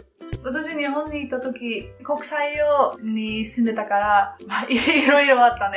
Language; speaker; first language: Japanese; non-native, fluent; Dutch